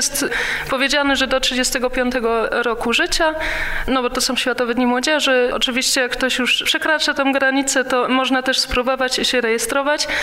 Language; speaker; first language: Polish; early bilingual, heritage; Polish